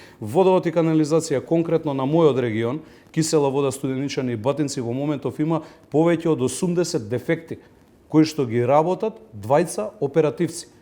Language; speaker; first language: Macedonian; native; Macedonian